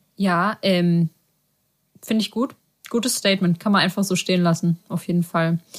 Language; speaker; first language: German; native; German